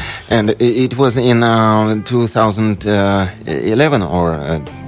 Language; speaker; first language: English; non-native, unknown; Russian